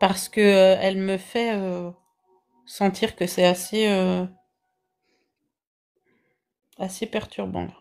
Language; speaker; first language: French; native; French